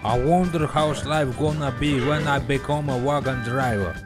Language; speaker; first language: English; non-native, learner; Russian